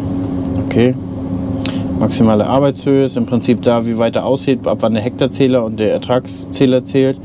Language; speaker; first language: German; native; German